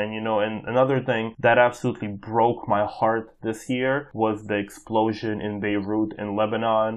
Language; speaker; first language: English; native; English